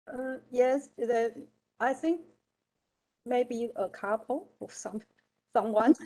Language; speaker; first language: English; non-native, learner; Chinese